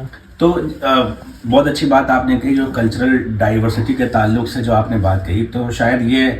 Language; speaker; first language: Hindi; native; Hindi